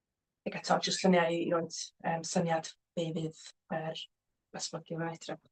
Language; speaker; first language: Welsh; native; Welsh